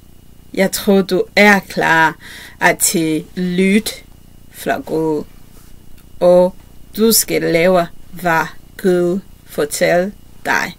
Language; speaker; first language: Danish; non-native, learner; Kinyarwanda